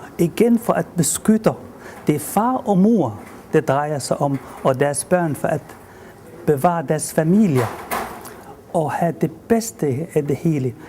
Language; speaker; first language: Danish; non-native, fluent; Arabic